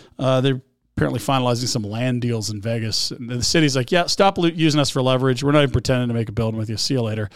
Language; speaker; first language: English; native; English